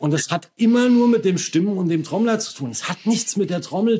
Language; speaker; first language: German; native; German